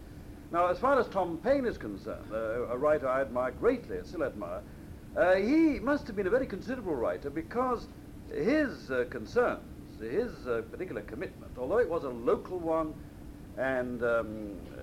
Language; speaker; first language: English; native; English